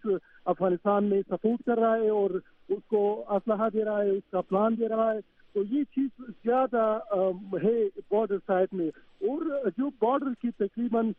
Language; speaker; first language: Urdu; non-native, fluent; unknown